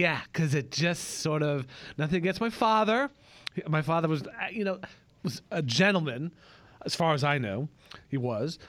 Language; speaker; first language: English; native; English